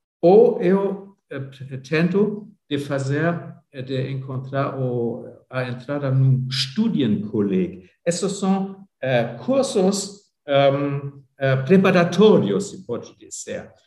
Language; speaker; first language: Portuguese; non-native, fluent; German